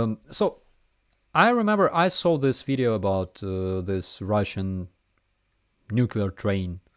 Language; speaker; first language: English; non-native, fluent; Ukrainian